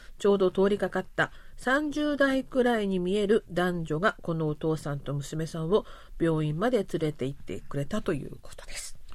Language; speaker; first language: Japanese; non-native, fluent; Korean